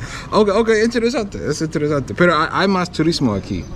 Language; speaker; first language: Spanish; non-native, learner; English